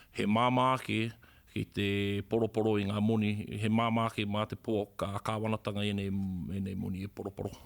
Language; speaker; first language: Māori; native; Māori